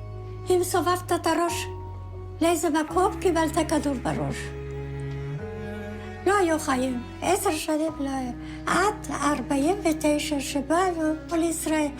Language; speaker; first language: Hebrew; non-native, fluent; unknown